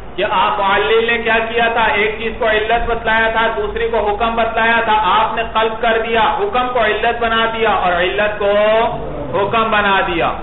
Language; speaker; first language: Urdu; native; Urdu